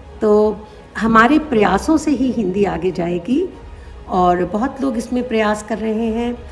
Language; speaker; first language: Hindi; native; Hindi